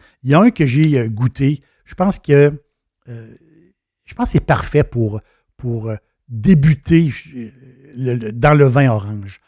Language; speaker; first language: French; native; French